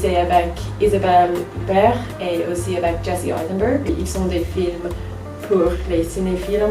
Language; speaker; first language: French; non-native, fluent; English